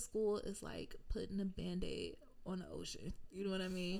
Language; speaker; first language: English; native; English